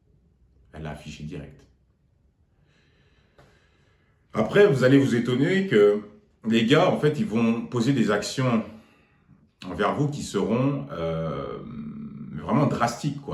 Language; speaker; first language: French; native; French